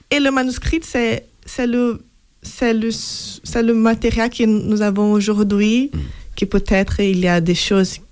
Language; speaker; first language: French; non-native, fluent; Portuguese